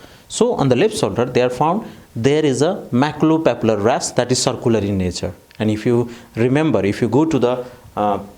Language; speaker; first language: English; non-native, fluent; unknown